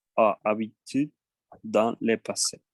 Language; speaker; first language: French; non-native, learner; Spanish